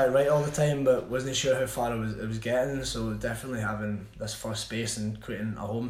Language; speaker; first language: English; native; English